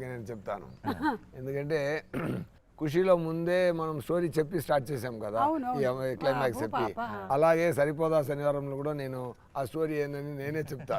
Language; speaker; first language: Telugu; non-native, fluent; Tamil